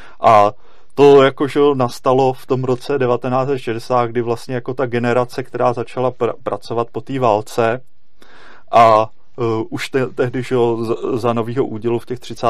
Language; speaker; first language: Czech; native; Czech